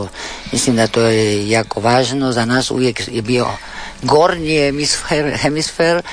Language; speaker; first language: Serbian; early bilingual, heritage; Spanish